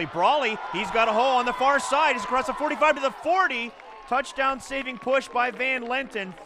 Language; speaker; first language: English; native; English